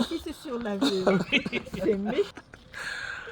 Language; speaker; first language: French; non-native, local second language; Malagasy